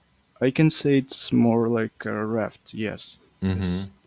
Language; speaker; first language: English; non-native, fluent; Russian